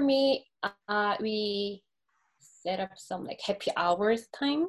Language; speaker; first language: English; non-native, learner; Korean